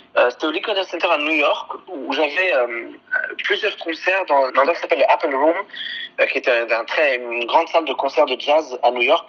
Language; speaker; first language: French; early bilingual, other home language; Arabic